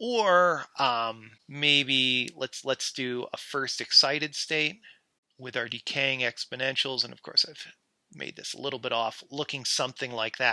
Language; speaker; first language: English; native; English